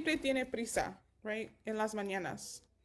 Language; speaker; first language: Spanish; early bilingual, heritage; Spanish